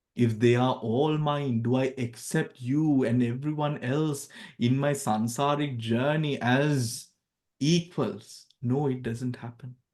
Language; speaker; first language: English; non-native, local second language; Sinhala